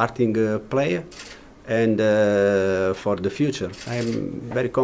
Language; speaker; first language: English; non-native, learner; Italian